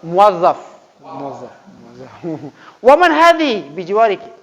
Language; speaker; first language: Arabic; non-native, fluent; Indonesian